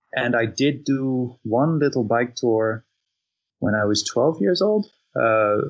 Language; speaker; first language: English; non-native, fluent; Dutch